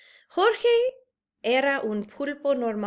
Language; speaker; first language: Spanish; non-native, fluent; English